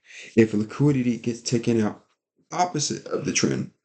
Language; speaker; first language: English; native; English